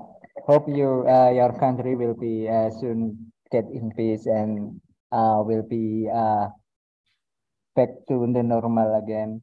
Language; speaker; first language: English; non-native, learner; Indonesian